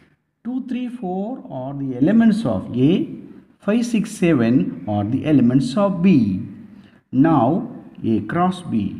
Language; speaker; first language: English; non-native, local second language; Tamil